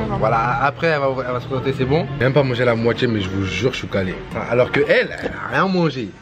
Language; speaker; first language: French; native; French